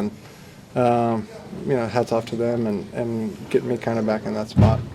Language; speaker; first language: English; native; English